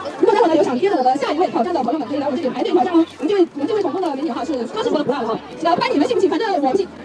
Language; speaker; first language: Chinese; native; Chinese